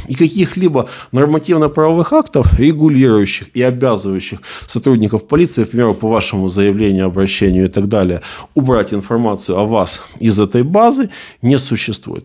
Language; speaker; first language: Russian; native; Russian